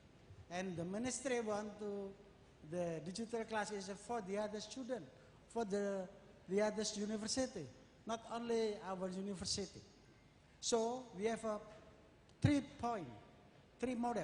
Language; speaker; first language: English; non-native, learner; Indonesian